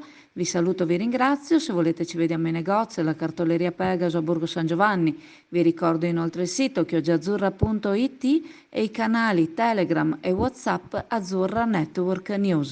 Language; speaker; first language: Italian; native; Italian